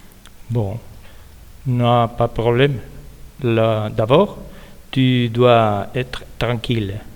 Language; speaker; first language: French; non-native, learner; Spanish